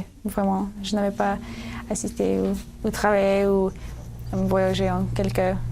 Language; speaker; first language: French; non-native, learner; English